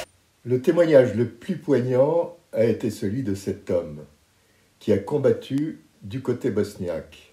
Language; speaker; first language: French; native; French